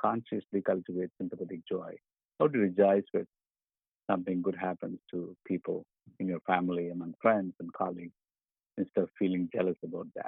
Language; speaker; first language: English; non-native, local second language; Tamil